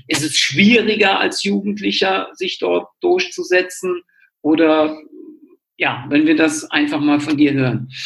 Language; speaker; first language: German; native; German